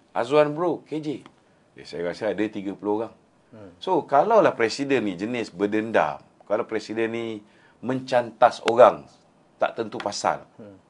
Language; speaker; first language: Malay; native; Malay